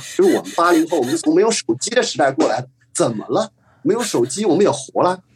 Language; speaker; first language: Chinese; native; Chinese